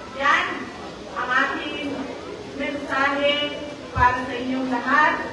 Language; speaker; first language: Filipino; non-native, local second language; Cebuano